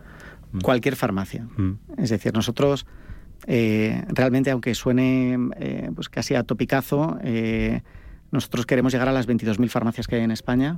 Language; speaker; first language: Spanish; native; Spanish